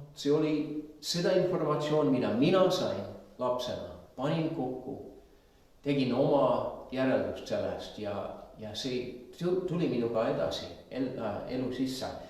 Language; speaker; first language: Estonian; non-native, fluent; English